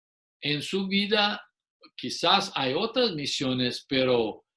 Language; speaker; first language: Spanish; non-native, fluent; English